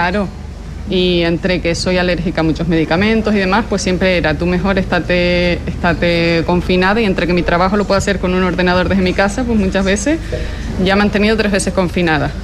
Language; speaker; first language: Spanish; native; Spanish